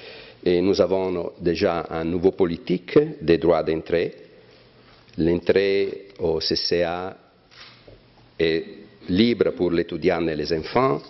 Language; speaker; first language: French; non-native, fluent; Italian